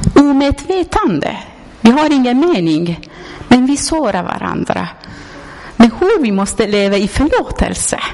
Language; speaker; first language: Swedish; non-native, learner; Persian